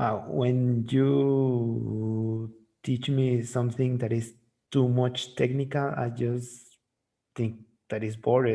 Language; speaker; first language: English; non-native, learner; Spanish